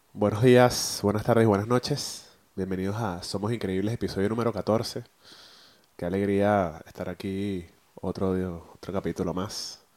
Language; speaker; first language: Spanish; native; Spanish